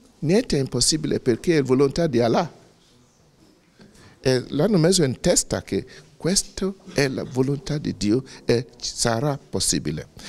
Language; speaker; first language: Italian; non-native, fluent; Yoruba